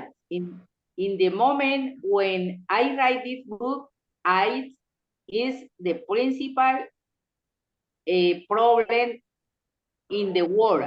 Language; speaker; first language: English; non-native, local second language; Spanish